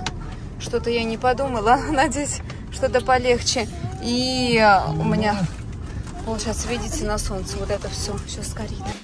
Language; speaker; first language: Russian; native; Russian